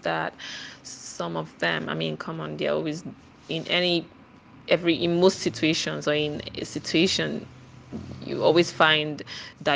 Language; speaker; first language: English; non-native, local second language; Igbo